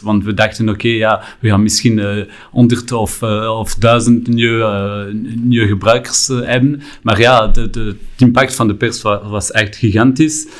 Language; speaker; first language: Dutch; non-native, local second language; French